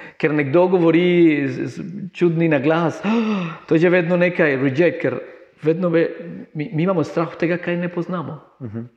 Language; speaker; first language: Slovenian; non-native, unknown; Spanish